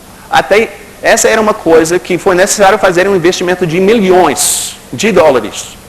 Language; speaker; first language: Portuguese; non-native, fluent; English